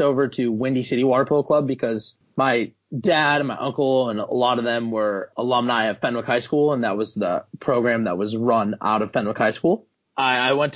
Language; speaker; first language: English; native; English